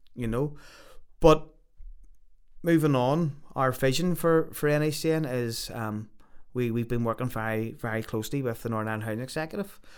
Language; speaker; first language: English; native; English